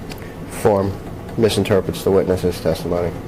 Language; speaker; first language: English; native; English